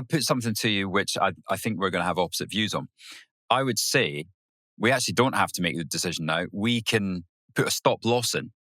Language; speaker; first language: English; native; English